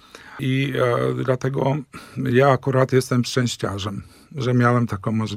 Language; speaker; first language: Polish; early bilingual, heritage; Polish